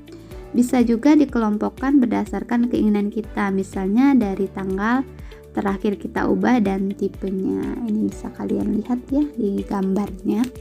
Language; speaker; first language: Indonesian; native; Indonesian